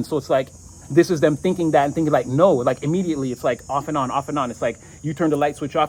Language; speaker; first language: English; native; English